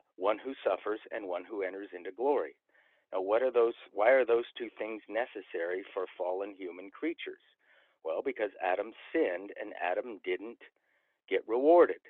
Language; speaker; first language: English; native; English